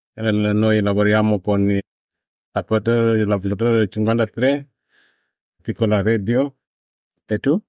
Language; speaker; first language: Italian; non-native, learner; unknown